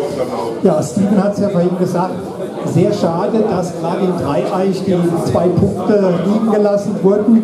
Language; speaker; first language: German; native; German